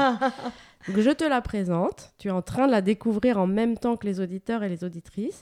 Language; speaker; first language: French; native; French